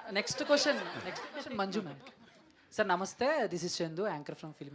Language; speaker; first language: Telugu; native; Telugu